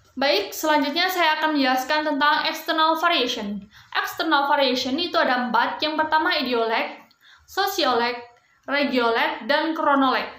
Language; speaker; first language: Indonesian; non-native, local second language; Javanese